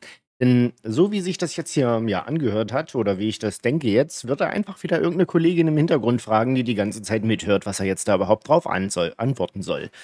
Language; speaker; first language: German; native; German